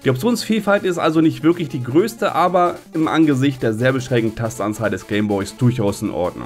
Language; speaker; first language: German; native; German